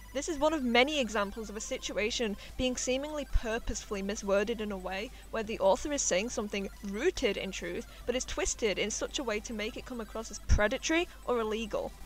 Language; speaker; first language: English; native; English